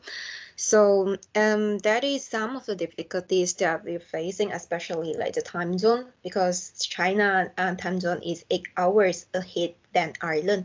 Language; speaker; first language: English; non-native, local second language; Chinese